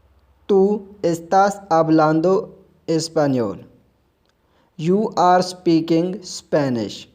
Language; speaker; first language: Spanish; non-native, fluent; Urdu